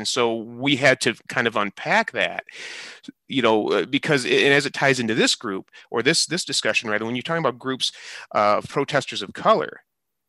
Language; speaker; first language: English; native; English